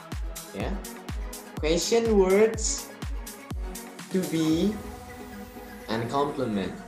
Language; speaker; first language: English; non-native, learner; Indonesian